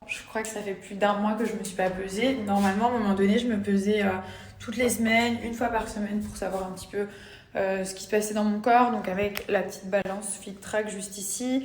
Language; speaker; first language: French; native; French